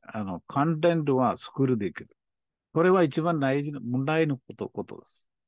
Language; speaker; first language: Japanese; non-native, learner; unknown